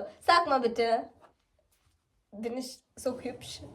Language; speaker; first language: German; non-native, learner; Malayalam